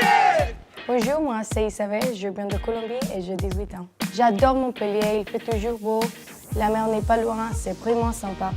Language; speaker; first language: French; non-native, fluent; Spanish